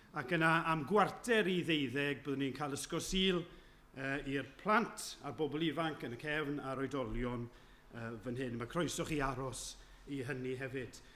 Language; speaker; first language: Welsh; native; Welsh